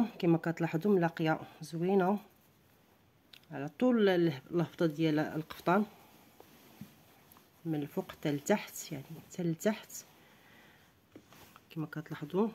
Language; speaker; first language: Arabic; native; Arabic